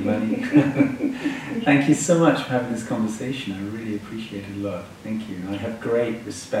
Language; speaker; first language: English; native; English